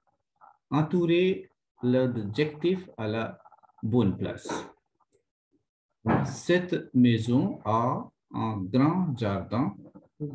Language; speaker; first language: French; non-native, fluent; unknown